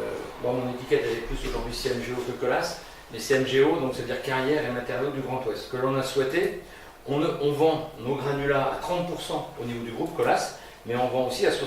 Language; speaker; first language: French; native; French